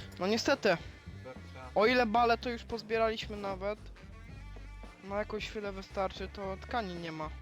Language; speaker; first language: Polish; native; Polish